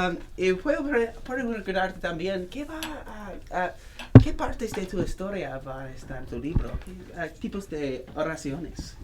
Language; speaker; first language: Spanish; non-native, learner; English